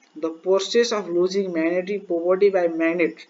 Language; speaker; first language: English; non-native, local second language; Nepali